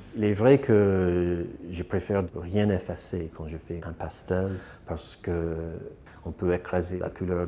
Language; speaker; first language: French; non-native, fluent; English